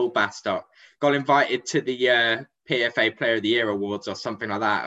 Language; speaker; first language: English; native; English